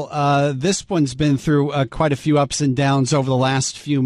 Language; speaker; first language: English; native; English